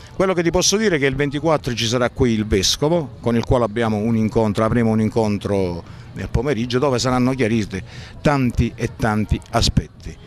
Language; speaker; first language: Italian; native; Italian